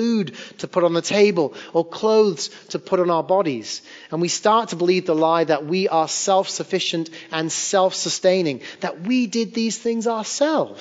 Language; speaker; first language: English; native; English